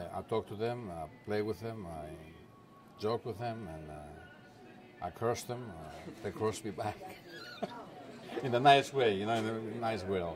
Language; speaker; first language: English; non-native, fluent; Greek